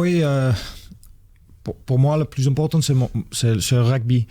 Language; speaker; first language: French; non-native, fluent; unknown